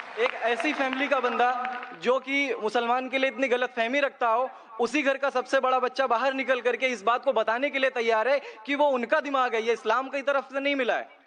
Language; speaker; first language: Hindi; native; Hindi